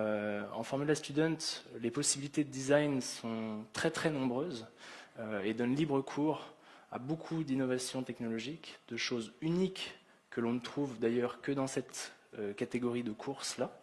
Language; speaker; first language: French; native; French